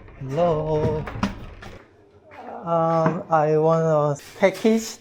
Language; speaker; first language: English; non-native, learner; Korean